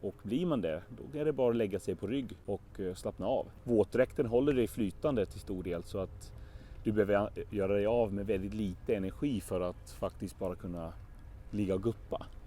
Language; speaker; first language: Swedish; native; Swedish